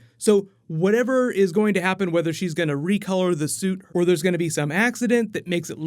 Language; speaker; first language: English; native; English